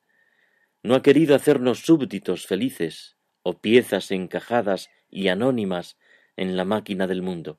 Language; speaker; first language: Spanish; native; Spanish